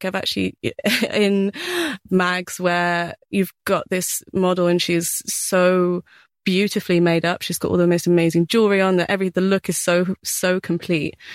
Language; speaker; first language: English; native; English